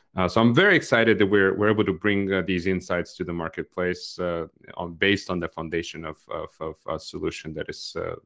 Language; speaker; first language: English; non-native, fluent; Bulgarian